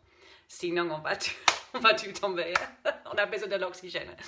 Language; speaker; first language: French; non-native, fluent; English